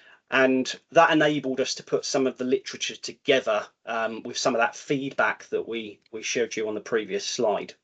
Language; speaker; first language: English; native; English